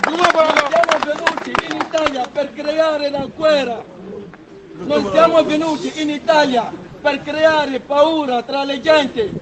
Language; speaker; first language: Italian; non-native, fluent; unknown